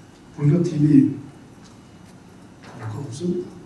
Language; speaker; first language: Korean; native; Korean